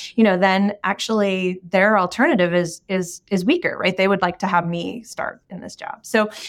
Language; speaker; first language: English; native; English